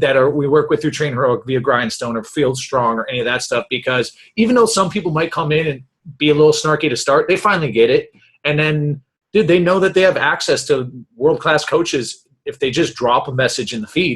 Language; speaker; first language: English; native; English